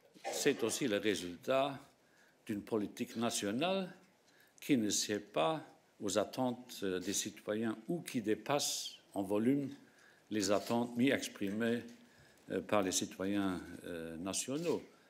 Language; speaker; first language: French; non-native, local second language; Luxembourgish